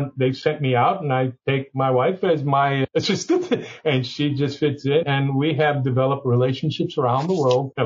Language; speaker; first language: English; early bilingual, other home language; Spanish